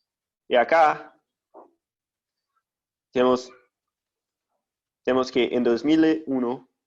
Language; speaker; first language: Spanish; non-native, fluent; Portuguese